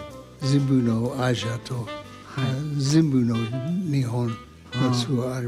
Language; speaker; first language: Japanese; non-native, learner; English